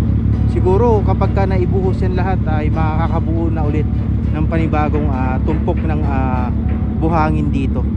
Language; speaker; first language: Filipino; native; Filipino